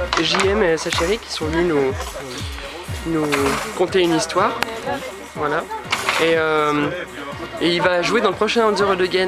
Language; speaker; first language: French; native; French